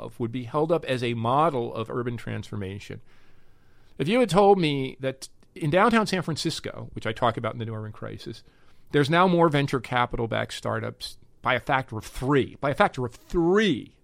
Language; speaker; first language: English; native; English